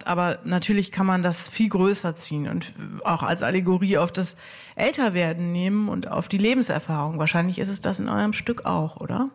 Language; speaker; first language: German; native; German